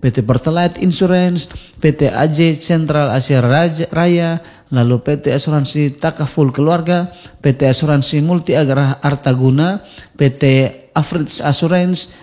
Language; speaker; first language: Indonesian; non-native, local second language; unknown